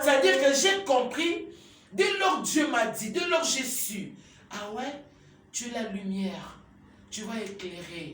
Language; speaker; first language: French; non-native, local second language; Lingala